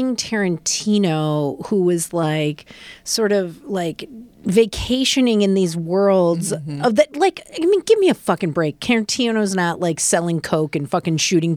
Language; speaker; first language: English; native; English